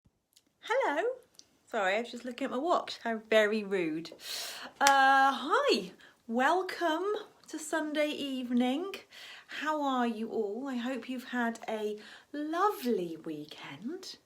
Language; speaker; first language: English; native; English